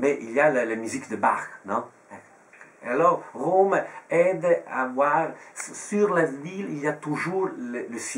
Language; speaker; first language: French; non-native, fluent; Italian